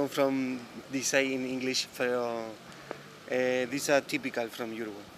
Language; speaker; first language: English; non-native, learner; Spanish